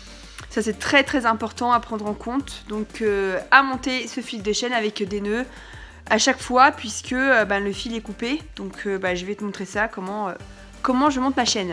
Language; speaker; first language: French; native; French